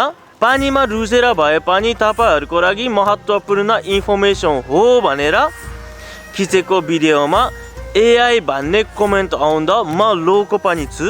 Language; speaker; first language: Nepali; non-native, fluent; Japanese